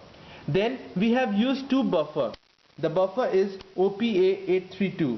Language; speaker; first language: English; non-native, local second language; Bangla